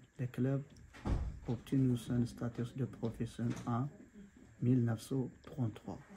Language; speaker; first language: French; non-native, learner; Amharic